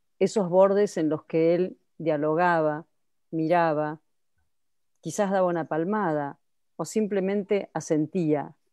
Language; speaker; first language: Spanish; native; Spanish